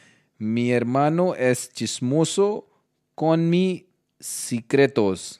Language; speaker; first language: Spanish; non-native, learner; Hindi